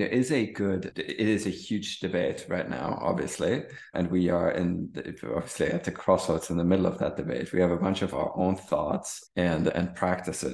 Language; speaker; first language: English; non-native, fluent; German